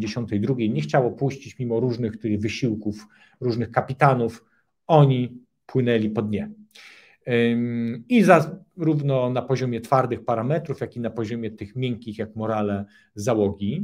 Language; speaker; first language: Polish; native; Polish